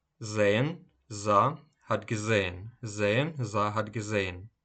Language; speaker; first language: German; non-native, fluent; Ukrainian